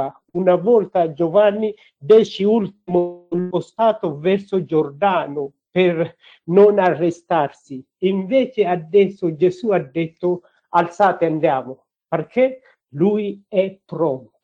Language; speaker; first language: Italian; non-native, learner; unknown